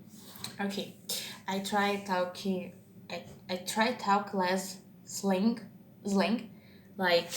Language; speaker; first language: English; non-native, learner; Portuguese